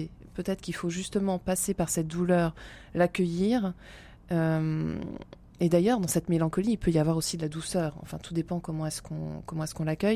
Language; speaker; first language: French; native; French